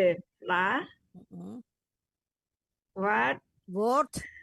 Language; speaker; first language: Dutch; non-native, learner; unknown